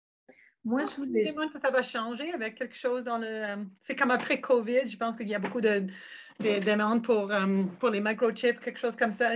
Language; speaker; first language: French; non-native, learner; English